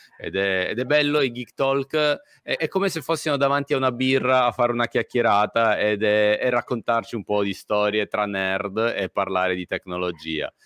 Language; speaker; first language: Italian; native; Italian